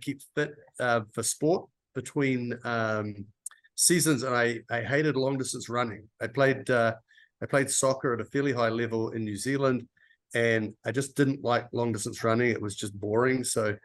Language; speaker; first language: English; native; English